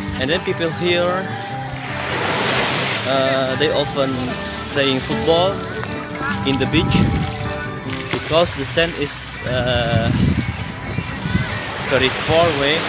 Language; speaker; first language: English; non-native, learner; Indonesian